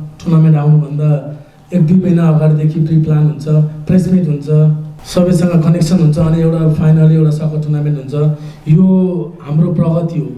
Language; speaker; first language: Nepali; native; Nepali